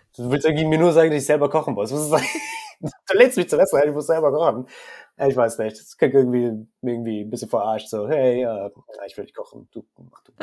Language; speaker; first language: German; native; German